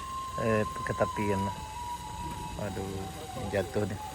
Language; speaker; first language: Indonesian; non-native, local second language; Minangkabau